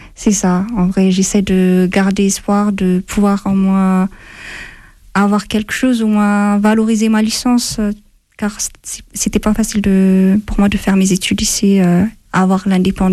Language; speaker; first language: French; non-native, fluent; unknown